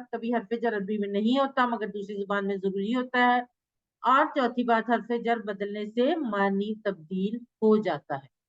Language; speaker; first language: Urdu; native; Urdu